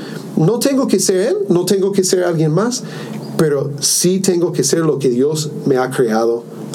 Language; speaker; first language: Spanish; non-native, fluent; English